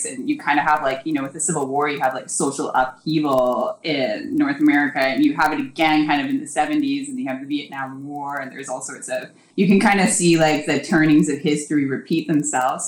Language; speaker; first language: English; native; English